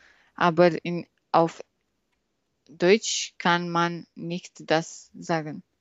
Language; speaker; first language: German; non-native, learner; French